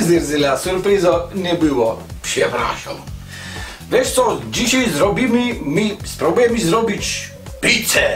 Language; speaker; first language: Polish; non-native, learner; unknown